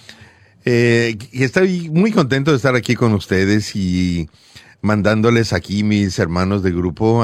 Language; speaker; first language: Spanish; native; Spanish